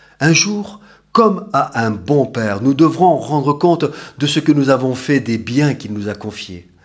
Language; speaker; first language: French; native; French